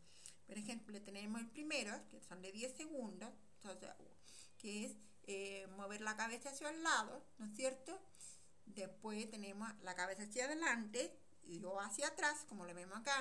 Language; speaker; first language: Spanish; native; Spanish